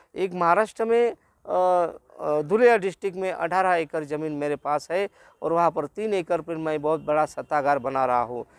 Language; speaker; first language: Hindi; non-native, local second language; Marathi